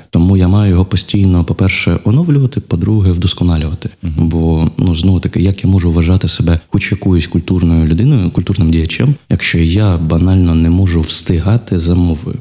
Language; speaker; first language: Ukrainian; non-native, local second language; Russian